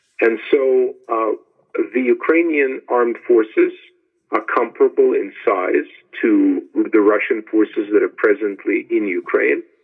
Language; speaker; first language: English; non-native, fluent; Ukrainian